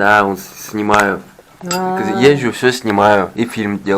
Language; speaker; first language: Russian; native; Russian